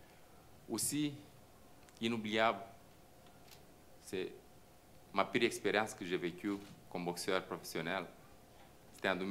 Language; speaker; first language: French; non-native, fluent; Romanian